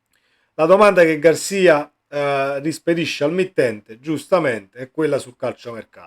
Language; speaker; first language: Italian; native; Italian